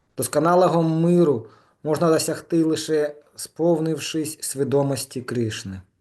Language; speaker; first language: Ukrainian; non-native, local second language; Russian